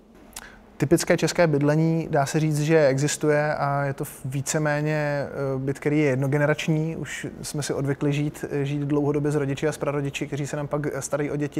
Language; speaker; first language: Czech; native; Czech